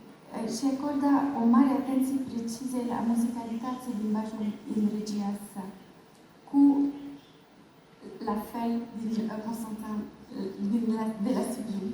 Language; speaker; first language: Romanian; non-native, learner; French